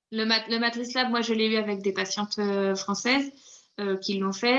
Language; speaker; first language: French; native; French